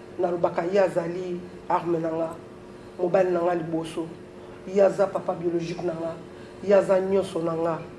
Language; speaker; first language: Lingala; native; Lingala